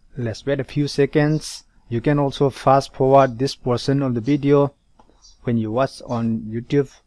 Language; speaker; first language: English; non-native, local second language; Manipuri